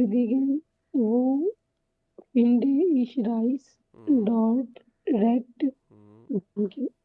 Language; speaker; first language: German; non-native, learner; Urdu